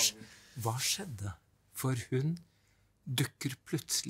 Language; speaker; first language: Norwegian; native; Norwegian